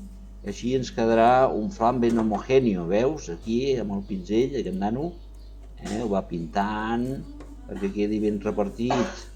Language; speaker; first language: Catalan; non-native, local second language; Spanish